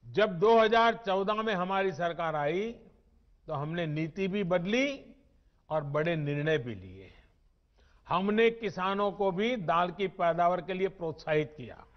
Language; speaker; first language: Hindi; non-native, local second language; Gujarati